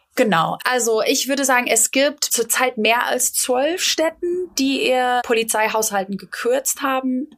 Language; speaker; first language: German; non-native, fluent; English